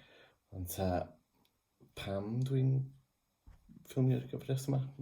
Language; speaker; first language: Welsh; non-native, local second language; English